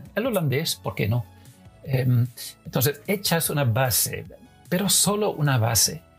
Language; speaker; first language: Spanish; non-native, fluent; Dutch